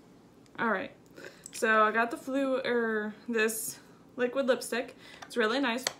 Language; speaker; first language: English; native; English